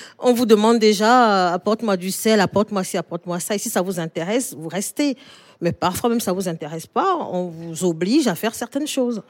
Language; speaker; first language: French; native; French